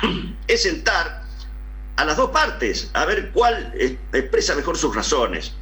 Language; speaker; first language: Spanish; native; Spanish